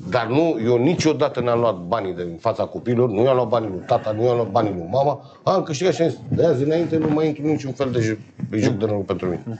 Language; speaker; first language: Romanian; native; Romanian